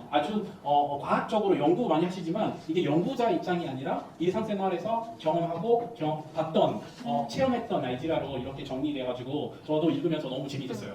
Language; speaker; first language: Korean; non-native, fluent; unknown